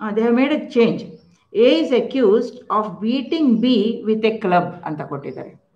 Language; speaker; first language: English; non-native, local second language; Kannada